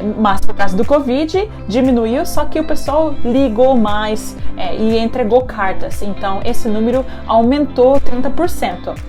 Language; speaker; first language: Portuguese; early bilingual, heritage; Japanese